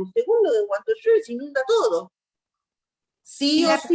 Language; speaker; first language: Spanish; native; Spanish